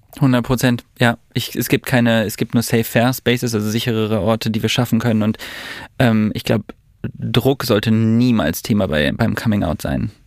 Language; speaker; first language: German; native; German